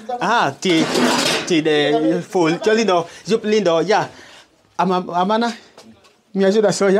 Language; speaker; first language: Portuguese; non-native, learner; Vietnamese